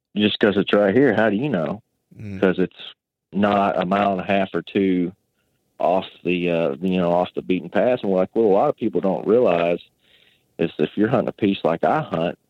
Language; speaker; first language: English; native; English